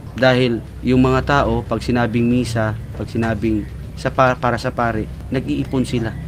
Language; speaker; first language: Filipino; non-native, local second language; Cebuano